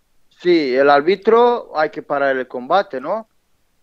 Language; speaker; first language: Spanish; non-native, learner; Romanian